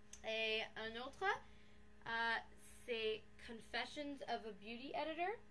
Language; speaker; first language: French; non-native, learner; English